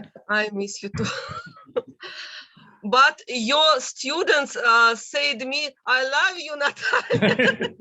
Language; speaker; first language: English; non-native, learner; Russian